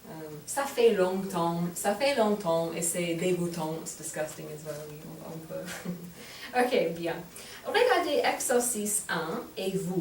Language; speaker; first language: French; non-native, fluent; English